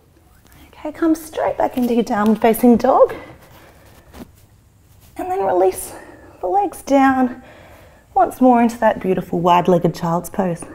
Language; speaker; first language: English; native; English